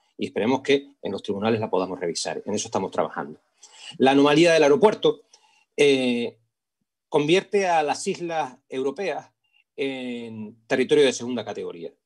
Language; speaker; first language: Spanish; native; Spanish